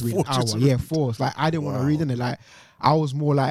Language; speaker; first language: English; native; English